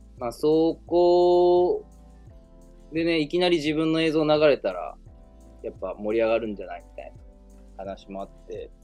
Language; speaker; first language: Japanese; native; Japanese